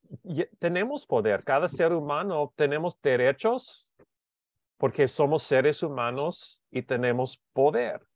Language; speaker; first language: Spanish; non-native, learner; English